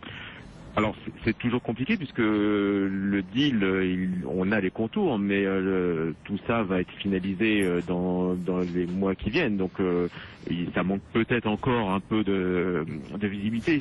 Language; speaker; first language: French; native; French